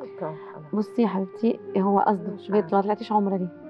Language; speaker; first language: Arabic; native; Arabic